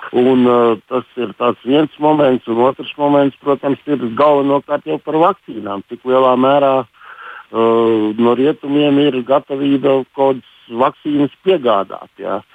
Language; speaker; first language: Latvian; native; Latvian